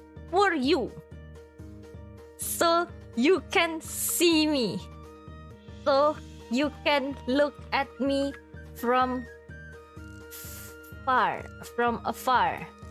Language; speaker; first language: English; non-native, fluent; Indonesian